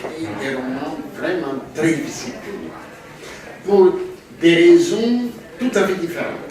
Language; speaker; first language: French; non-native, fluent; Greek